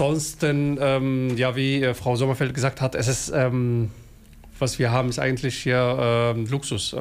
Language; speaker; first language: German; non-native, learner; Somali